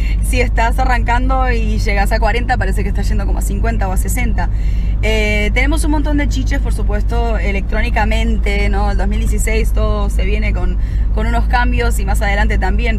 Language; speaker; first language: Spanish; early bilingual, heritage; Spanish